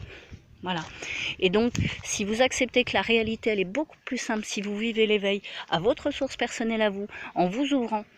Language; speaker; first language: French; native; French